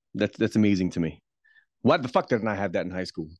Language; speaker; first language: English; non-native, local second language; Filipino